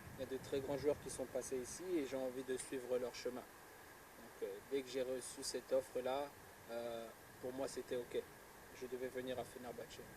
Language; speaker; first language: French; native; French